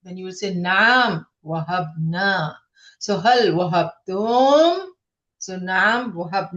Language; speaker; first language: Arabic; non-native, fluent; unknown